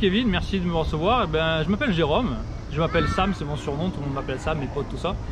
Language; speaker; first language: French; native; French